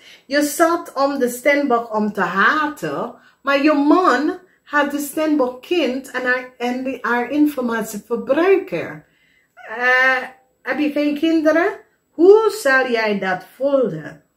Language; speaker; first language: Dutch; non-native, fluent; English